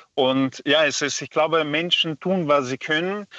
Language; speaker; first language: German; non-native, fluent; Belarusian